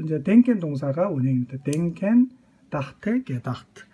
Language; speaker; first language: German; non-native, fluent; Korean